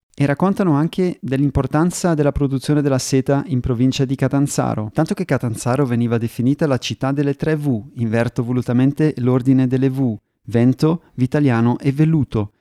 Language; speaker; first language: Italian; early bilingual, heritage; Italian